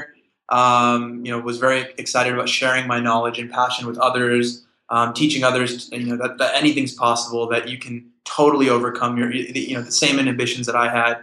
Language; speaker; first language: English; native; English